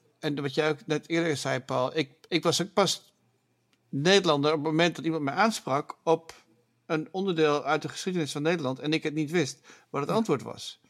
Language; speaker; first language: Dutch; native; Dutch